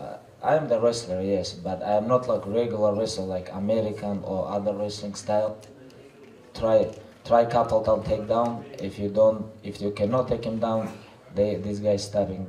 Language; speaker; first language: English; non-native, learner; Russian